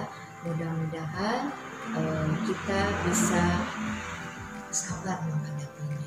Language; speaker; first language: Indonesian; native; Indonesian